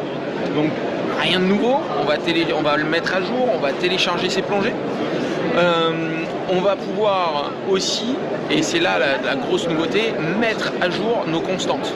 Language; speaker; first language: French; native; French